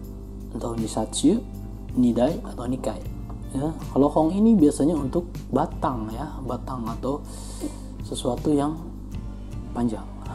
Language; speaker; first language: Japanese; non-native, fluent; Indonesian